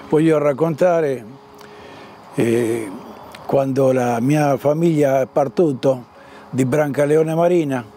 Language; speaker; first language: Italian; early bilingual, heritage; Italian